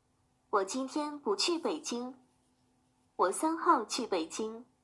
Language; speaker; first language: Chinese; non-native, learner; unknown